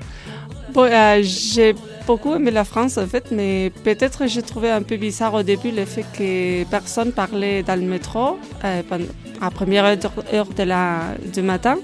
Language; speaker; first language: French; non-native, fluent; Spanish